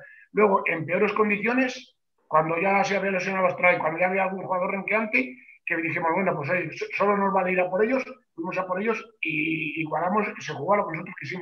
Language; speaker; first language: Spanish; native; Spanish